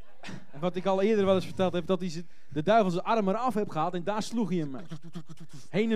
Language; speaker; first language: Dutch; native; Dutch